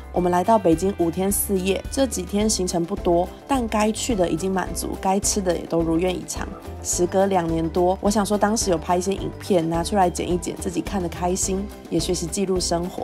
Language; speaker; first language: Chinese; native; Chinese